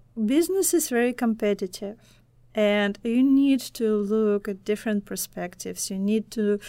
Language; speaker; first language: English; non-native, fluent; Russian